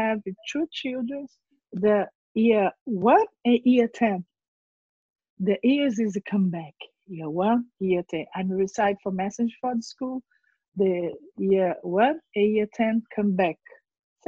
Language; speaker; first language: English; non-native, learner; Portuguese